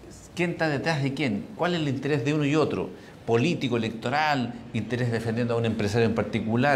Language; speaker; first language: Spanish; native; Spanish